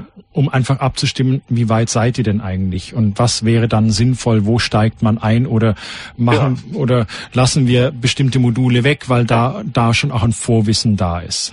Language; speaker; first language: German; native; German